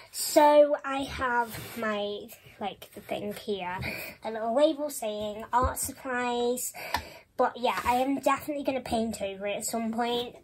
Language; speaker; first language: English; native; English